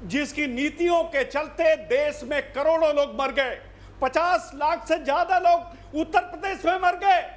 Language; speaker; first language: Hindi; native; Hindi